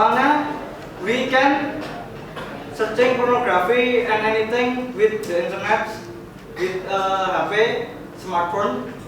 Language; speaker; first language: English; non-native, learner; Indonesian